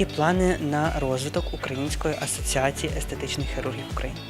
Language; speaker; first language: Ukrainian; native; Ukrainian